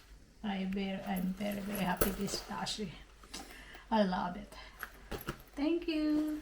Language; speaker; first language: English; non-native, learner; Cebuano